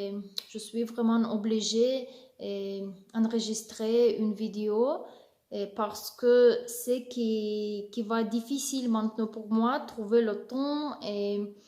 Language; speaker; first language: French; non-native, learner; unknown